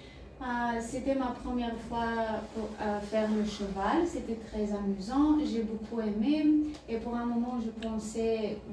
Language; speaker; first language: French; non-native, learner; Bulgarian